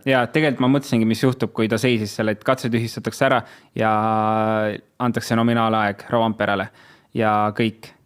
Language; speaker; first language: Estonian; native; Estonian